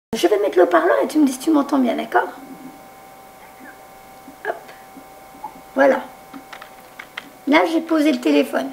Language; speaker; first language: French; native; French